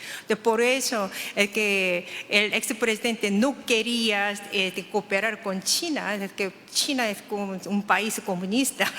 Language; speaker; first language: Spanish; non-native, fluent; Korean